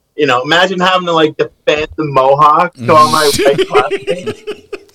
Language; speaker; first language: English; native; English